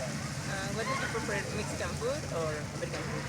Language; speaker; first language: English; non-native, learner; Spanish